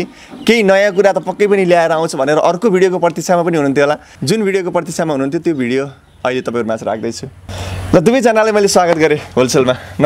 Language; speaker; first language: Nepali; native; Nepali